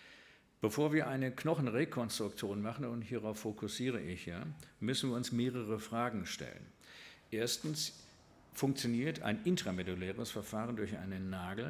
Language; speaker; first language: German; native; German